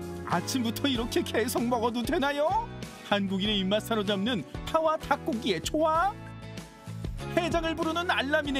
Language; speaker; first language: Korean; native; Korean